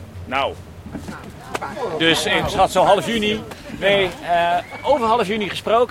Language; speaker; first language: Dutch; native; Dutch